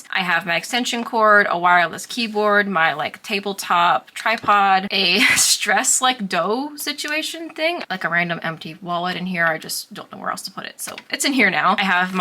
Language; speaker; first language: English; native; English